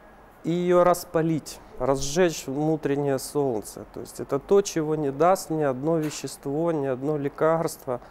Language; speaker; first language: Russian; native; Russian